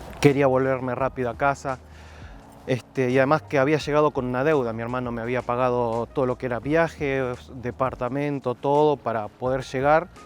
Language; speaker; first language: Spanish; native; Spanish